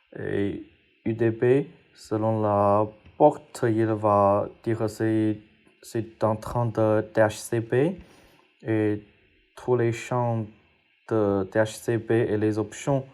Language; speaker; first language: French; non-native, fluent; Chinese